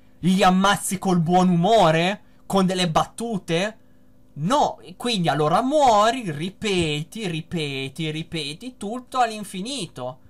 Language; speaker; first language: Italian; native; Italian